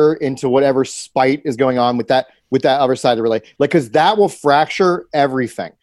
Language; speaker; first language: English; native; English